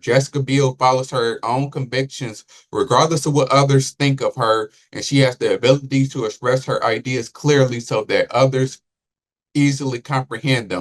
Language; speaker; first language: English; native; English